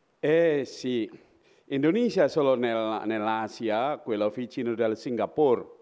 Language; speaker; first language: Italian; non-native, fluent; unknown